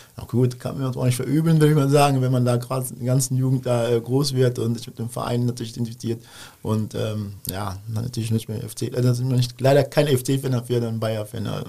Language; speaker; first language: German; early bilingual, other home language; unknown